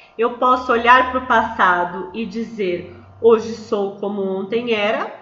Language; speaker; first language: Portuguese; native; Portuguese